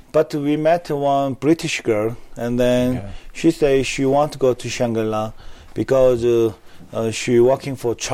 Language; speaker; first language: English; non-native, learner; Korean